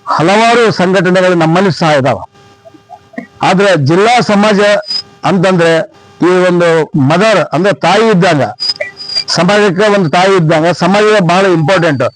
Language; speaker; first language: Kannada; native; Kannada